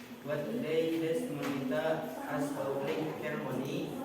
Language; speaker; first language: English; non-native, learner; Indonesian